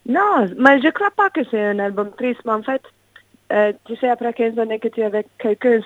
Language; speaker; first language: French; non-native, fluent; English